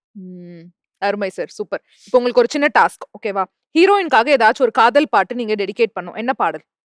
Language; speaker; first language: Tamil; native; Tamil